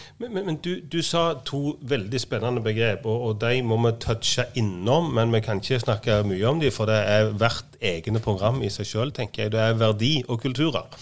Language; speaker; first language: Norwegian; native; Norwegian